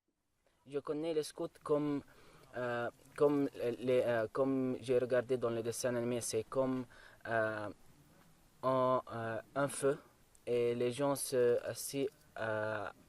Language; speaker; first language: French; non-native, learner; Arabic